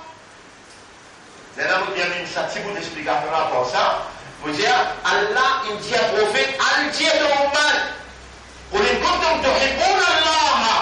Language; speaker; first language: French; non-native, local second language; Morisyen